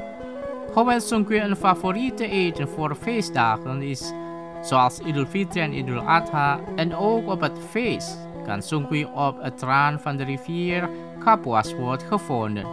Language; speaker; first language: Dutch; non-native, fluent; Indonesian